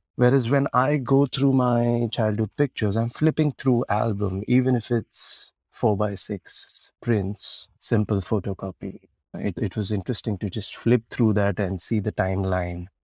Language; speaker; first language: English; non-native, local second language; Marathi